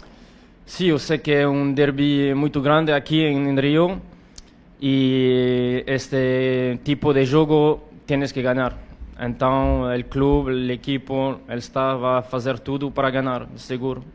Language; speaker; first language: Portuguese; non-native, learner; French